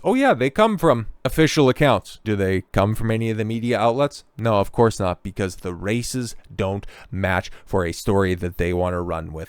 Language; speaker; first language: English; native; English